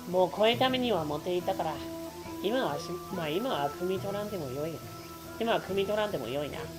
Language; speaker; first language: Japanese; native; Japanese